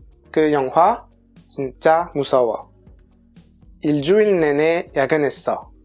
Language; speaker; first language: Korean; non-native, fluent; French